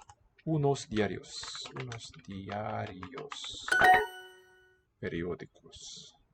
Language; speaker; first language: Spanish; non-native, learner; English